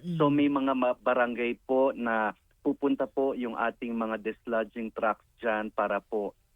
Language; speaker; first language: Filipino; native; Filipino